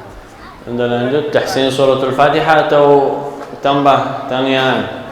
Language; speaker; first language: Indonesian; non-native, learner; Arabic